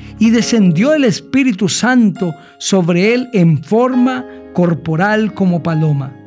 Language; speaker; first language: Spanish; native; Spanish